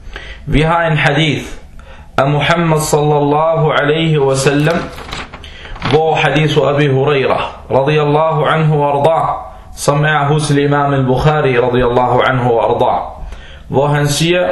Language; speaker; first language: Danish; non-native, fluent; Arabic